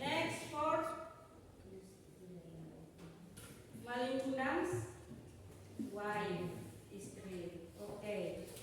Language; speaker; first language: English; non-native, local second language; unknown